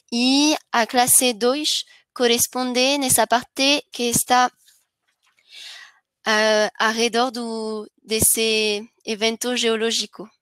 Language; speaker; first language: Spanish; non-native, learner; French